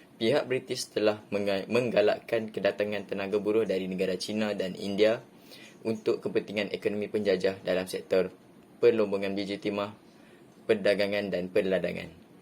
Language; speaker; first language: Malay; native; Malay